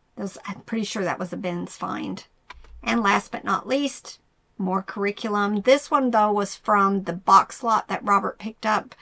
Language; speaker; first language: English; native; English